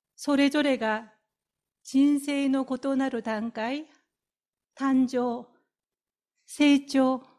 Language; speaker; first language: Japanese; non-native, fluent; Korean